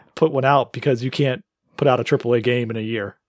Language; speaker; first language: English; native; English